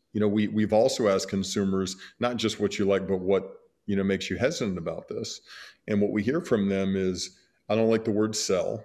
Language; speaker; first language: English; native; English